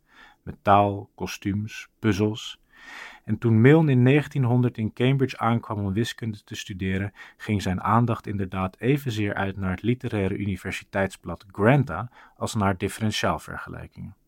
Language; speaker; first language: Dutch; native; Dutch